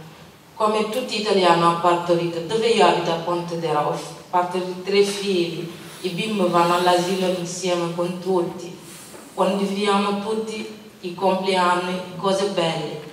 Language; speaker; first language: Italian; non-native, learner; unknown